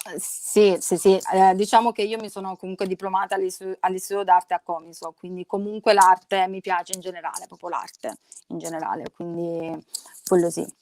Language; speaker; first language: Italian; native; Italian